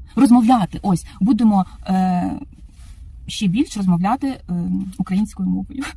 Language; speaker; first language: Ukrainian; native; Ukrainian